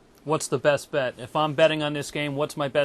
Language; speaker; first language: English; native; English